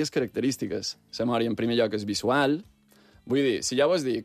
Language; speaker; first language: Catalan; native; Catalan